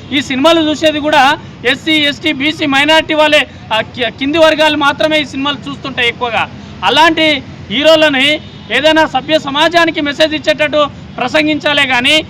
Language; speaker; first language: Telugu; non-native, local second language; Lambadi